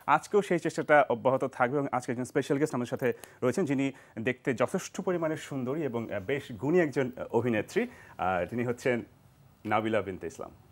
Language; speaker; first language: Bangla; native; Bangla